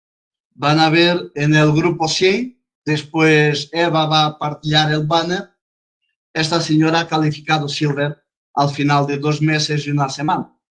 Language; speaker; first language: Spanish; non-native, fluent; Portuguese